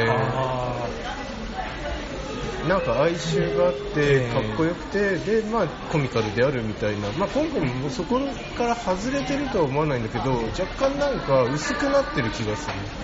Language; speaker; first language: Japanese; native; Japanese